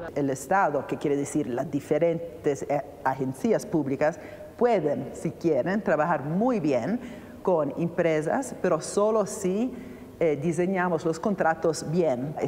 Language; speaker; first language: Spanish; non-native, fluent; Italian